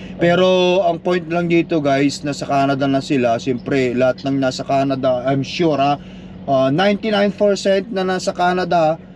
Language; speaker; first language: Filipino; non-native, local second language; Iloko